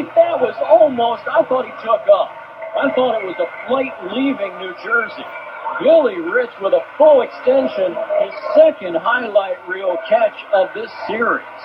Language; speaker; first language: English; native; English